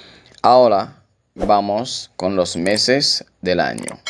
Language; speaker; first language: Spanish; non-native, local second language; Haitian Creole